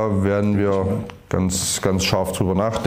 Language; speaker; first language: German; native; German